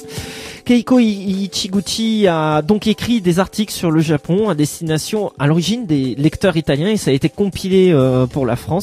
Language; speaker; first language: French; native; French